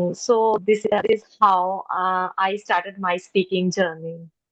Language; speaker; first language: English; non-native, learner; Hindi